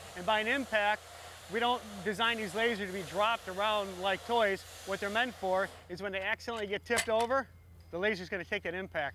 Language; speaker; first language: English; native; English